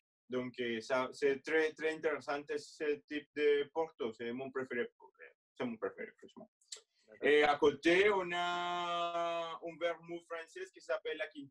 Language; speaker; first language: French; non-native, fluent; Spanish